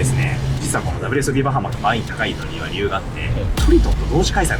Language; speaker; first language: Japanese; native; Japanese